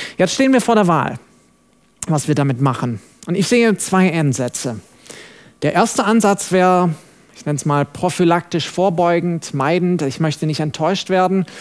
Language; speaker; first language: German; non-native, fluent; English